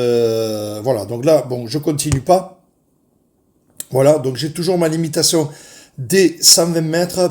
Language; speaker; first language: French; native; French